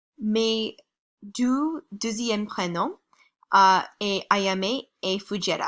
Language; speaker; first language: French; non-native, learner; English